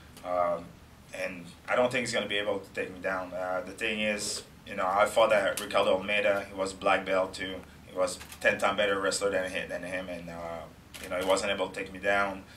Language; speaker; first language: English; non-native, fluent; French